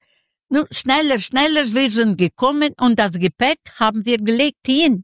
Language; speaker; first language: German; non-native, learner; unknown